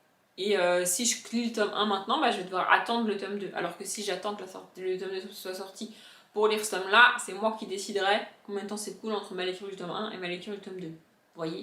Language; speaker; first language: French; native; French